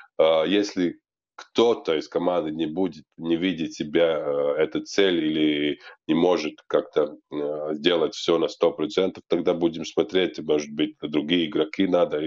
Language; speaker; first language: Russian; non-native, local second language; Latvian